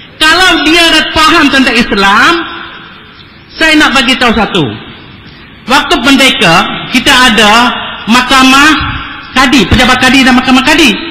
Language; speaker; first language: Malay; non-native, local second language; Tamil